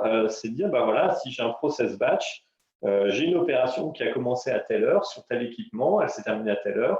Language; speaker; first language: French; native; French